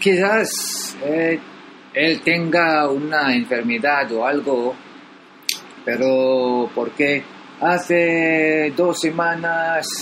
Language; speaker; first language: Spanish; non-native, learner; Filipino